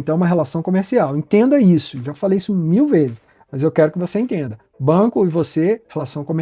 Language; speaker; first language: Portuguese; native; Portuguese